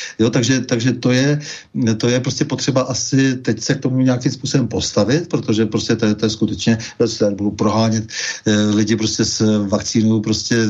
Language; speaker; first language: Czech; native; Czech